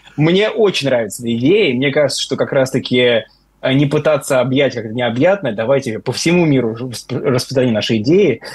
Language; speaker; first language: Russian; native; Russian